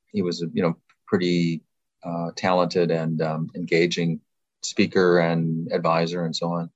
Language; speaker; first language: English; native; English